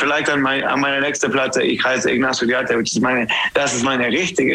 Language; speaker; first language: German; non-native, fluent; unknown